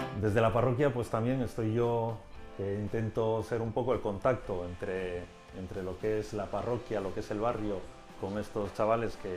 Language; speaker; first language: Spanish; native; Spanish